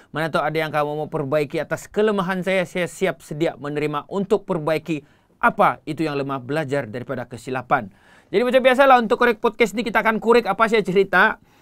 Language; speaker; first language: Malay; native; Malay